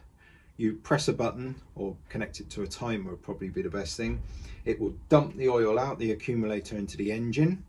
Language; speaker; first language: English; native; English